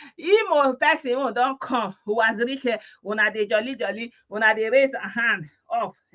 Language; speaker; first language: Nigerian Pidgin; non-native, local second language; Igbo